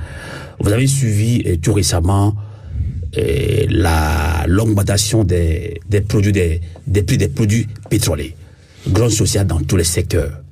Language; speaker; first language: French; non-native, local second language; Ewe